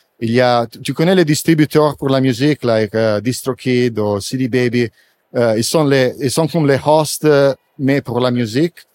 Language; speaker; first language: French; non-native, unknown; Italian